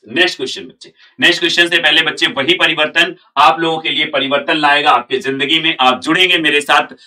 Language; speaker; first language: Hindi; native; Hindi